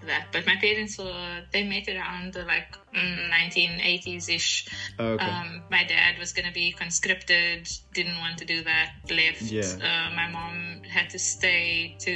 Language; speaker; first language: English; native; English